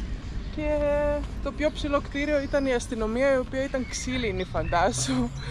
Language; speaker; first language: Greek; non-native, fluent; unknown